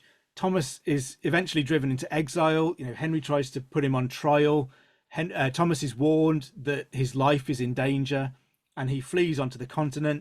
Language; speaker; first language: English; native; English